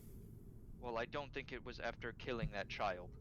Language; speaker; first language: English; native; English